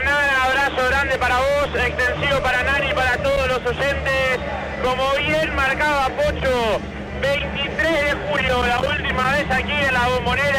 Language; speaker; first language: Spanish; native; Spanish